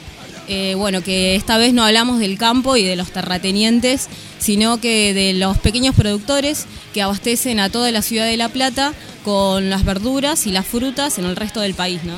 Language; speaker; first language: Spanish; native; Spanish